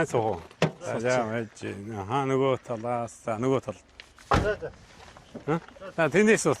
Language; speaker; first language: Mongolian; non-native, fluent; Hungarian